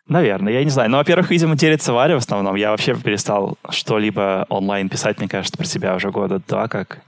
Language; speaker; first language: Russian; native; Russian